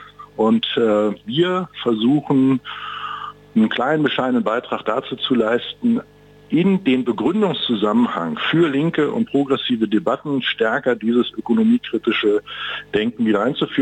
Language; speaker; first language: German; native; German